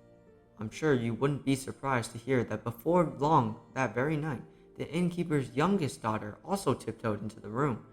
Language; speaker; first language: English; native; English